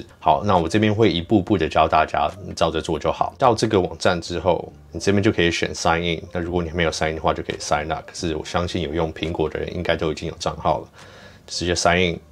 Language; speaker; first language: Chinese; native; Chinese